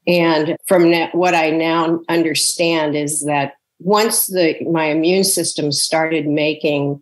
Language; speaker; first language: English; native; English